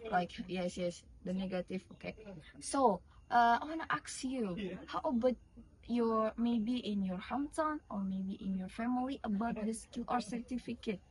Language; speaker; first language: English; non-native, learner; Indonesian